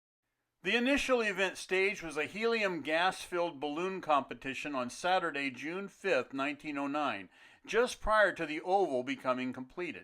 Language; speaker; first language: English; native; English